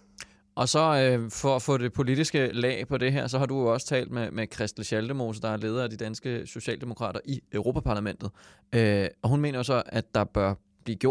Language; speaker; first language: Danish; native; Danish